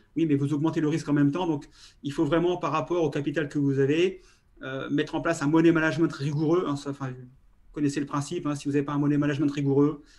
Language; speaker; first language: French; native; French